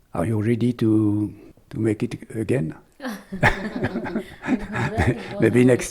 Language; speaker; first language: English; non-native, fluent; French